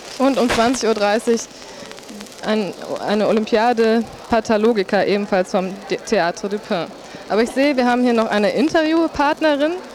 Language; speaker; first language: German; native; German